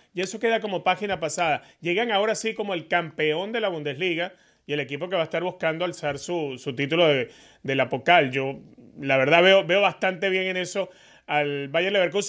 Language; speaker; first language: Spanish; native; Spanish